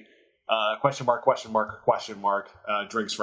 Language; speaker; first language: English; native; English